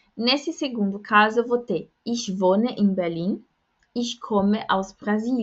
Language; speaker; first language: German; non-native, fluent; Portuguese